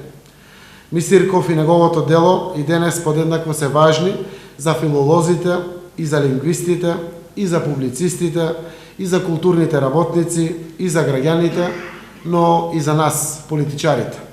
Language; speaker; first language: Macedonian; native; Macedonian